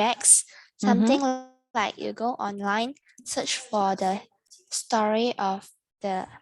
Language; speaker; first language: English; non-native, learner; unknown